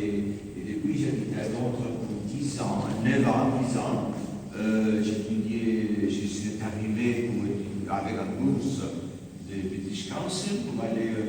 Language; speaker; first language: French; non-native, fluent; Spanish